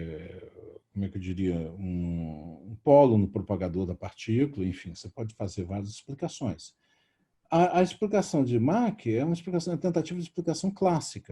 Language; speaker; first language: Portuguese; native; Portuguese